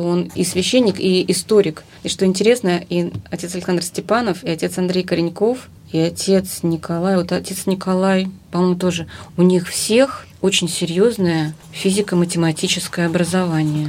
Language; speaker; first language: Russian; native; Russian